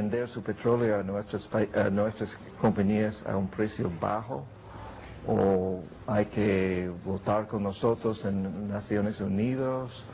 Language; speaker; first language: Spanish; non-native, fluent; English